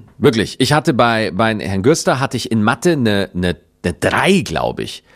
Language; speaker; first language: German; native; German